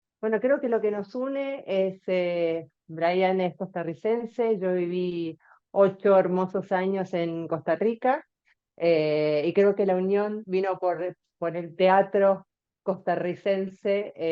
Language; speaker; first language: Spanish; native; Spanish